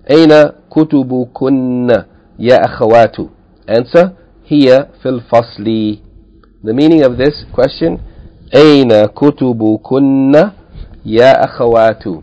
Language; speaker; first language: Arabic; non-native, fluent; English